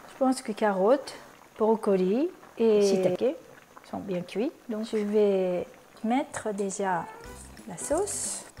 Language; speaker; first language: French; non-native, fluent; Japanese